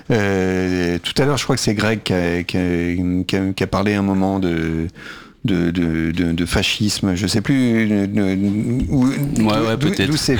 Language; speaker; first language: French; native; French